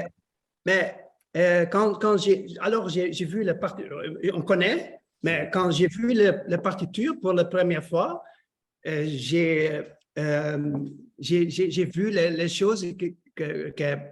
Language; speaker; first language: French; non-native, learner; Dutch